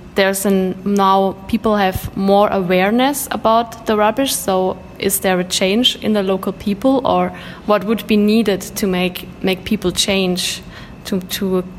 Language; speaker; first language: English; non-native, fluent; German